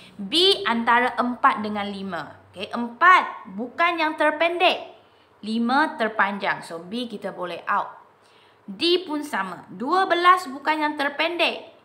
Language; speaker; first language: Malay; non-native, local second language; Chinese